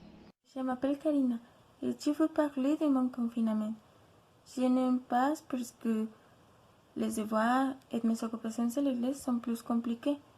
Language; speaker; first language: French; non-native, learner; Spanish